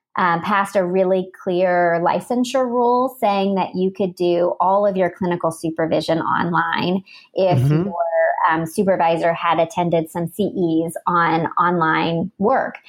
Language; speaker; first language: English; native; English